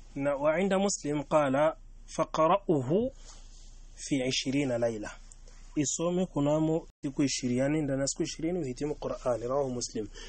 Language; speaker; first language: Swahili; native; Swahili